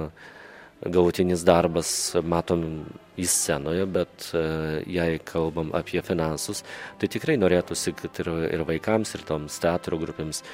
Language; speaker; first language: Lithuanian; native; Lithuanian